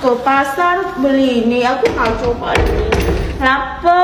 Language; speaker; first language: Indonesian; non-native, learner; Vietnamese